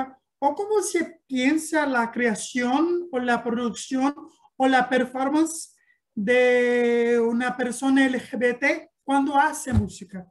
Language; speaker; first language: Spanish; non-native, learner; Portuguese